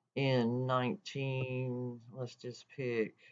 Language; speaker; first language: English; native; English